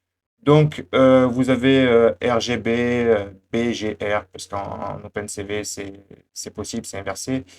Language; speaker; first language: French; native; French